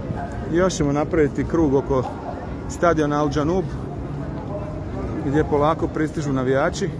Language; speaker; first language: Serbian; native; Serbian